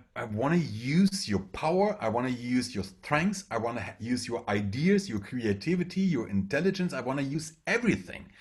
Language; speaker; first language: English; non-native, fluent; German